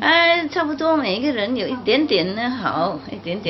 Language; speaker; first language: Chinese; non-native, fluent; Vietnamese